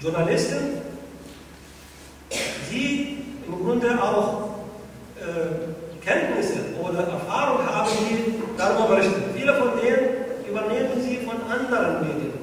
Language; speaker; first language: German; non-native, fluent; Arabic